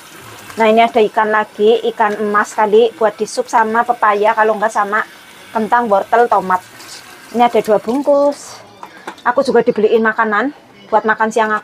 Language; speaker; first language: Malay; non-native, local second language; Javanese